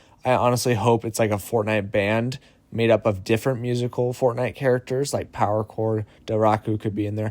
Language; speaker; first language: English; native; English